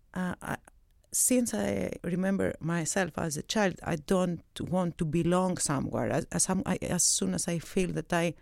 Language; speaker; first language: English; non-native, fluent; Greek